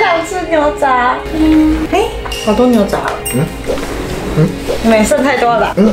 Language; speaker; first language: Chinese; native; Chinese